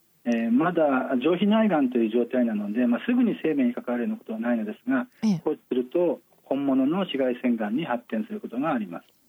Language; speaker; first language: Japanese; native; Japanese